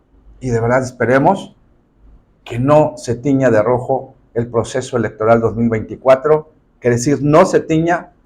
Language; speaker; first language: Spanish; native; Spanish